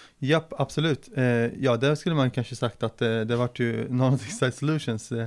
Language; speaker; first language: Swedish; early bilingual, other home language; Arabic